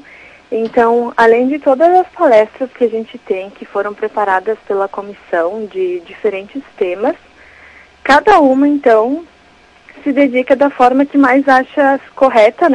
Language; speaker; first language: Portuguese; native; Portuguese